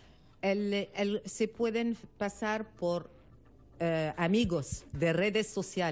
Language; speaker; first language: Spanish; non-native, learner; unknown